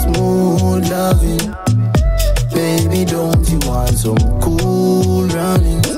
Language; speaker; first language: English; native; English